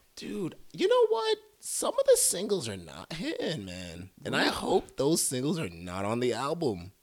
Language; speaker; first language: English; early bilingual, other home language; French